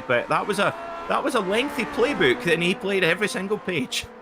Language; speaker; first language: English; native; English